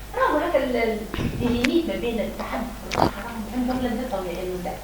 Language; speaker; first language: Arabic; native; Arabic